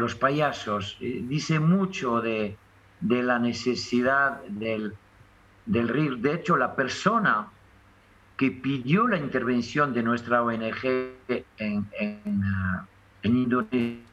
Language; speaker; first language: Spanish; non-native, fluent; French